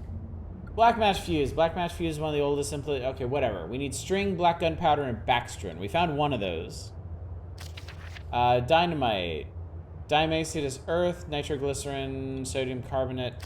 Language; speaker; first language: English; native; English